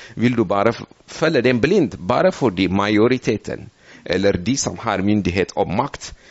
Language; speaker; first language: Norwegian; non-native, fluent; Amharic